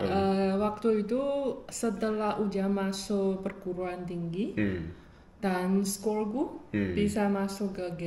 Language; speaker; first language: Indonesian; non-native, fluent; Chinese